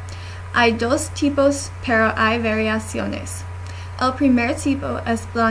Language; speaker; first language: Spanish; non-native, learner; English